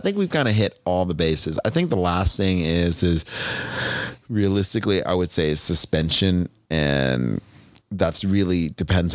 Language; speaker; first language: English; native; English